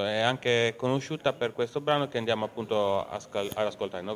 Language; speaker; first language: Italian; native; Italian